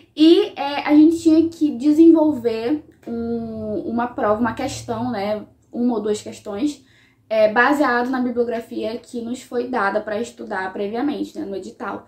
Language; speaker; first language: Portuguese; native; Portuguese